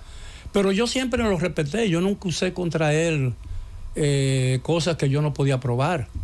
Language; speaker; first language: Spanish; native; Spanish